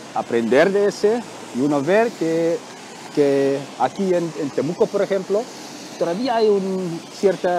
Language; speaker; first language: Spanish; non-native, learner; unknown